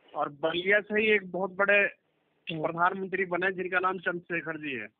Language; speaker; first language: Hindi; native; Hindi